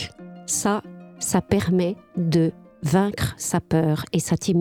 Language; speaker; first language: French; native; French